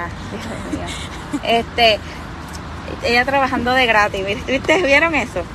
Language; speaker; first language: Spanish; native; Spanish